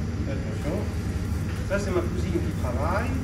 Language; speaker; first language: Russian; non-native, learner; French